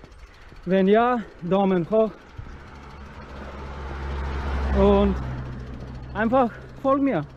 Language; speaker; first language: German; non-native, learner; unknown